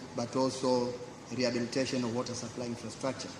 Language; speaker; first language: English; non-native, local second language; Swahili